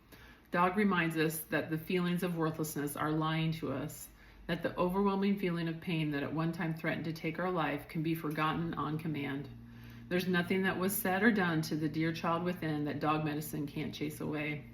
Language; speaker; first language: English; native; English